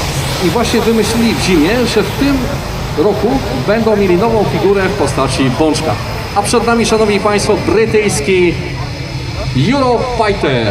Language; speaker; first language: Polish; native; Polish